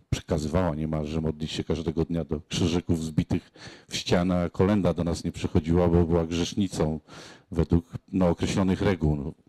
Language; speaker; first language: Polish; native; Polish